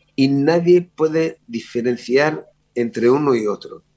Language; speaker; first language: Spanish; early bilingual, other home language; Hebrew